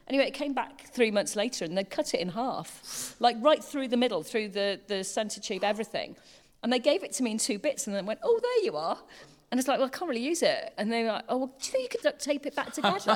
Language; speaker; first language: English; native; English